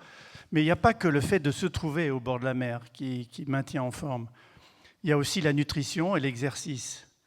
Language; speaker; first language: French; native; French